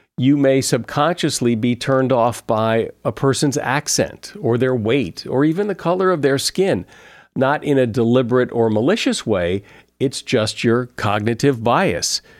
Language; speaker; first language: English; native; English